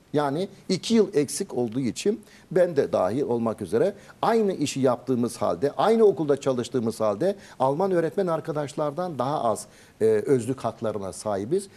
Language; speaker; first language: Turkish; native; Turkish